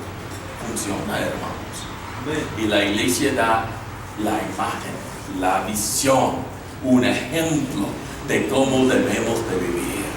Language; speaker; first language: Spanish; non-native, fluent; English